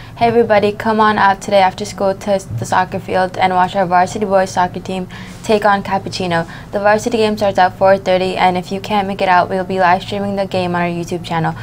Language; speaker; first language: English; native; English